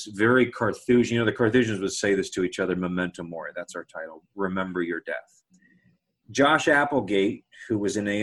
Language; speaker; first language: English; native; English